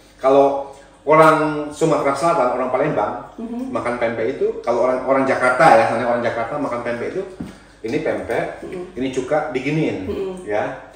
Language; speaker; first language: Indonesian; native; Indonesian